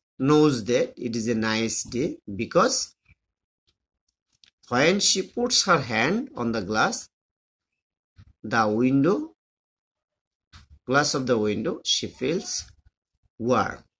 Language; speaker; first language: English; non-native, fluent; Bangla